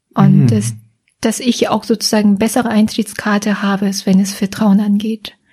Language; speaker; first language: German; non-native, fluent; Korean